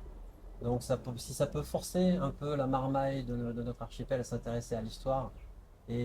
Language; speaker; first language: French; native; French